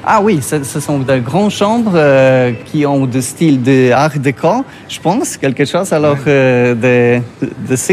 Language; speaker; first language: French; non-native, learner; Polish